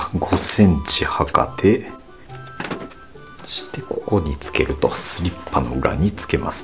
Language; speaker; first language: Japanese; native; Japanese